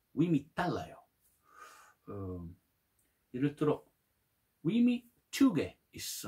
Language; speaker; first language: Korean; non-native, learner; Italian